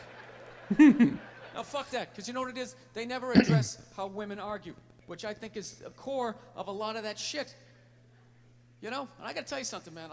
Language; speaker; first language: English; native; English